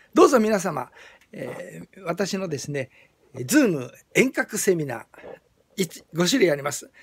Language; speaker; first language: Japanese; native; Japanese